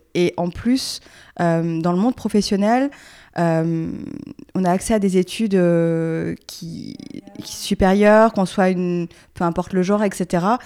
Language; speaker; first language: French; native; French